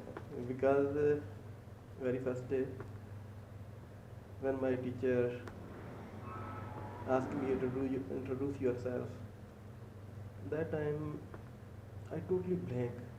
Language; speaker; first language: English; non-native, learner; Urdu